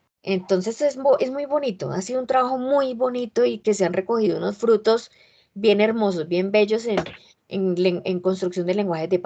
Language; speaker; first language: Spanish; native; Spanish